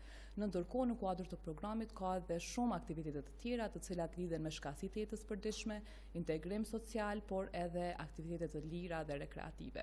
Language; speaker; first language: Albanian; native; Albanian